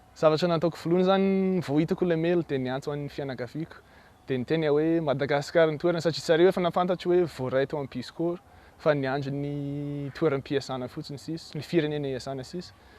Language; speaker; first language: Malagasy; non-native, fluent; English